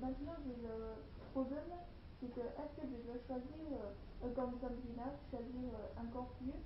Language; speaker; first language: French; non-native, learner; Chinese